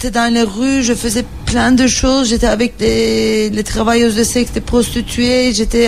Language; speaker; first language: French; non-native, learner; Turkish